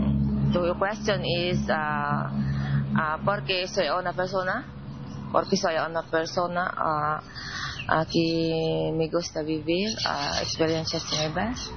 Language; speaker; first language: Spanish; non-native, learner; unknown